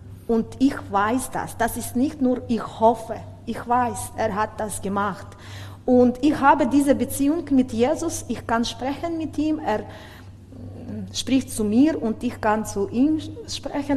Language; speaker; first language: German; non-native, learner; Ukrainian